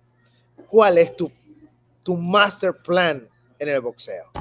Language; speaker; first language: Spanish; native; Spanish